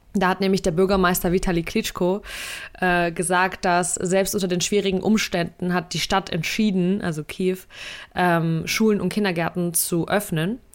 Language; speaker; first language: German; early bilingual, other home language; Russian